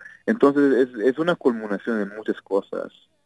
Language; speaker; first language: Spanish; early bilingual, heritage; Spanish